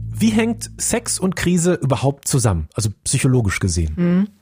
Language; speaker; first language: German; native; German